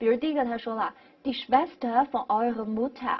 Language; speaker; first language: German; non-native, fluent; Chinese